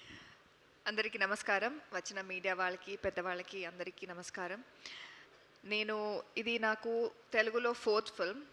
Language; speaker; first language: Telugu; non-native, fluent; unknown